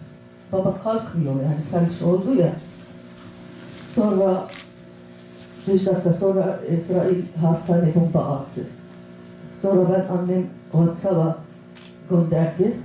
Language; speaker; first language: Turkish; non-native, learner; Arabic